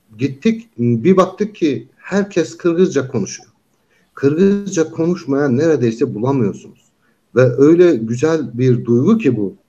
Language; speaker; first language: Turkish; non-native, local second language; Kyrgyz